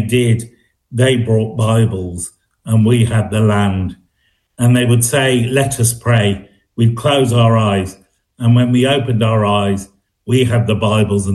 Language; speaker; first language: English; native; English